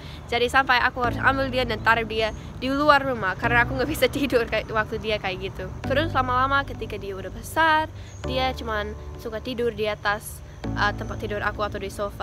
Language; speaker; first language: Indonesian; non-native, fluent; English